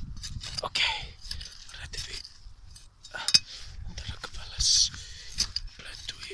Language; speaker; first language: Welsh; non-native, learner; English